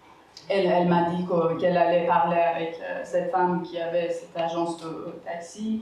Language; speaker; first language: French; non-native, fluent; Persian